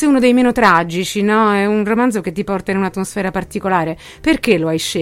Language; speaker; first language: Italian; native; Italian